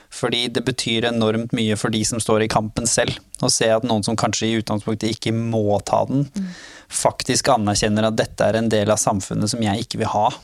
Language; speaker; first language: Norwegian; early bilingual, other home language; Somali